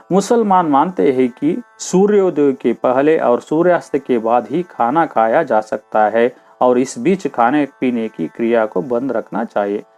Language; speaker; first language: Hindi; non-native, local second language; Kannada